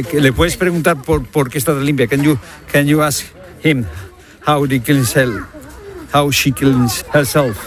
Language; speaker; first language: Spanish; native; Spanish